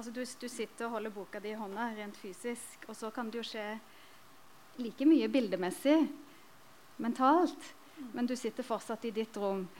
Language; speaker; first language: Norwegian; native; Norwegian